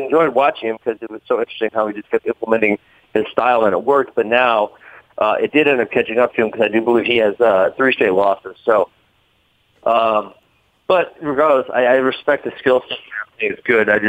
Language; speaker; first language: English; native; English